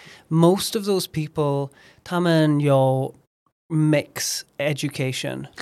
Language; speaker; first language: English; native; English